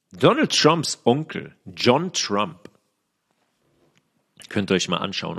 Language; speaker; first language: German; native; German